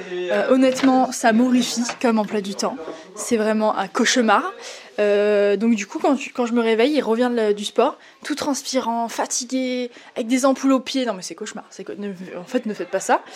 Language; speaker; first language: French; native; French